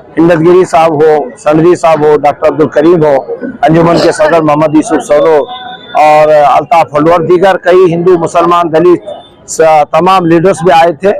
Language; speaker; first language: Urdu; native; Urdu